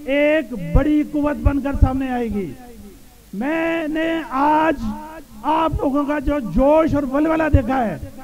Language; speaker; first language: Urdu; non-native, local second language; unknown